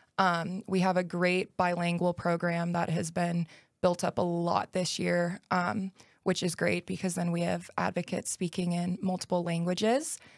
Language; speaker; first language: English; native; English